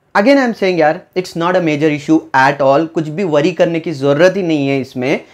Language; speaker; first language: Hindi; native; Hindi